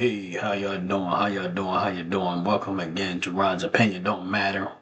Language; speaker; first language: English; native; English